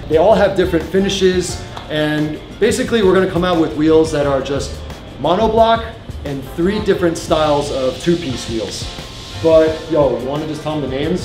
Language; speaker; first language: English; early bilingual, other home language; Chinese